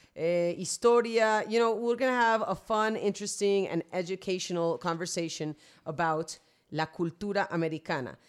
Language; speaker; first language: English; early bilingual, other home language; Spanish